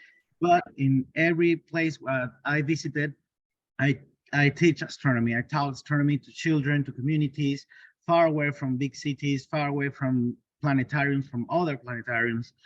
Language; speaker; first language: English; non-native, learner; Spanish